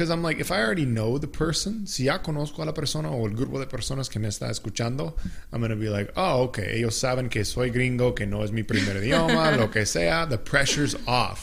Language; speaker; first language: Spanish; non-native, local second language; English